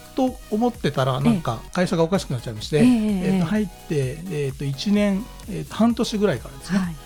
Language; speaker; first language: Japanese; native; Japanese